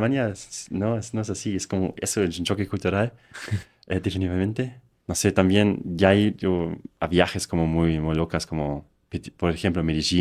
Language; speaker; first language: Spanish; non-native, fluent; German